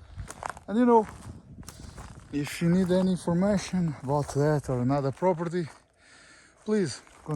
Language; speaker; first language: English; non-native, learner; Portuguese